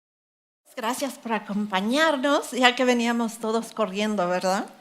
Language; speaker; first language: Spanish; early bilingual, heritage; Spanish